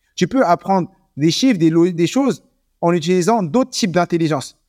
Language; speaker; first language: French; native; French